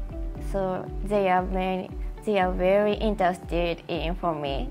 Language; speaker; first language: English; non-native, learner; Japanese